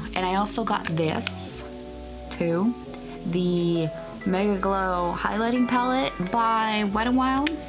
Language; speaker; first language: English; early bilingual, other home language; Spanish